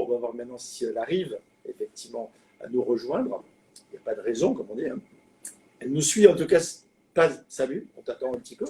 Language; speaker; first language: French; native; French